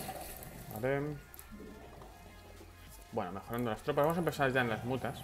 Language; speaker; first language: Spanish; native; Spanish